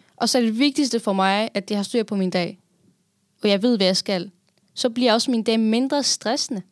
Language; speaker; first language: Danish; non-native, fluent; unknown